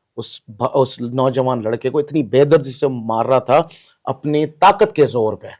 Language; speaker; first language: Urdu; non-native, local second language; Baluchi